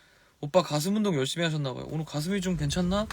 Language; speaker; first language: Korean; native; Korean